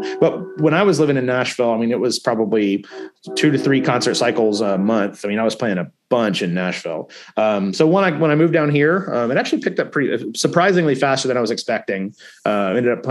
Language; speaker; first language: English; native; English